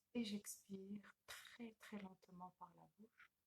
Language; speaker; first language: French; non-native, local second language; Arabic